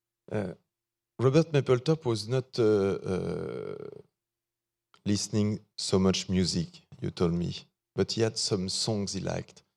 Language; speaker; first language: English; non-native, fluent; French